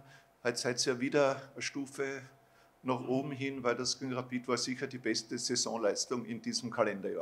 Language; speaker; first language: German; native; German